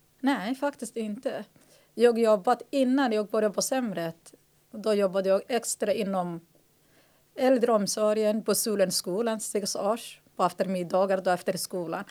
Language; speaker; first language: Swedish; non-native, fluent; Somali